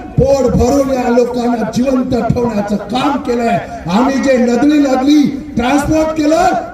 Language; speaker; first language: Marathi; non-native, local second language; Lambadi